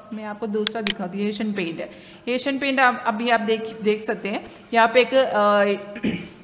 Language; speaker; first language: Hindi; non-native, local second language; Malayalam